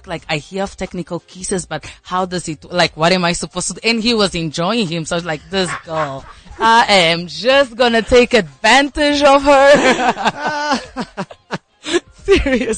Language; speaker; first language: English; non-native, fluent; Portuguese